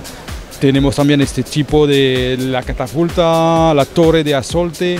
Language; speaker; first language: Spanish; non-native, fluent; French